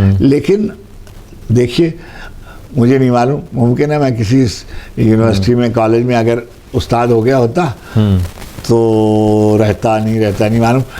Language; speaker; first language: Urdu; native; Urdu